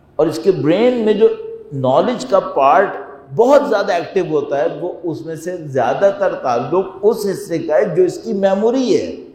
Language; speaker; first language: Urdu; non-native, fluent; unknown